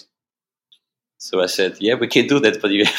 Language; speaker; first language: English; non-native, fluent; German